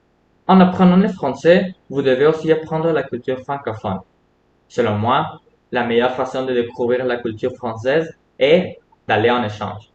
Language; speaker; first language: French; non-native, fluent; Spanish